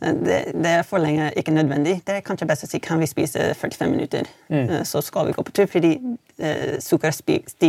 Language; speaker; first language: Swedish; non-native, fluent; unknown